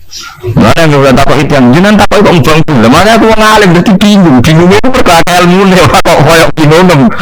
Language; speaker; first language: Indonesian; non-native, local second language; Javanese